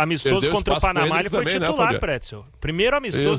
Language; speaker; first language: Portuguese; native; Portuguese